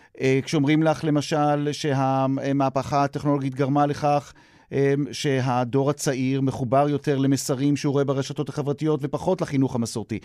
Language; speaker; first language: Hebrew; native; Hebrew